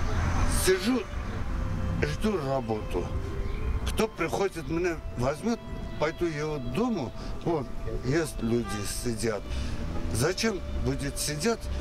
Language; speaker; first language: Russian; non-native, learner; Armenian